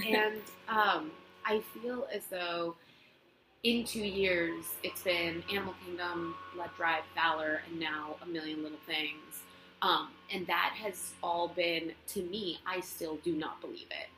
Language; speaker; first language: English; non-native, fluent; Spanish